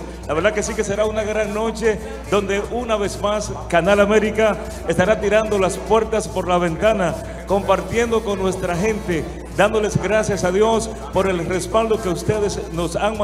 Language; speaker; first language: Spanish; native; Spanish